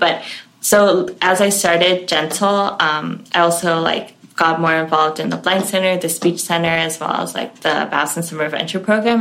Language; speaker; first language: English; non-native, local second language; Cantonese